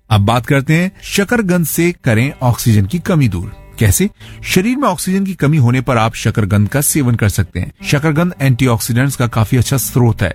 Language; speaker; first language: Hindi; native; Hindi